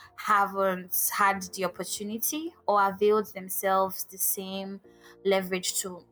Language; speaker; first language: English; non-native, local second language; Igbo